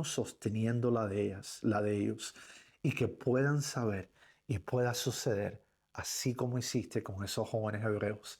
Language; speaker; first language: Spanish; native; Spanish